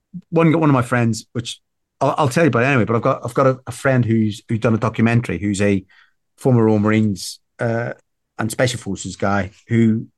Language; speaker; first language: English; native; English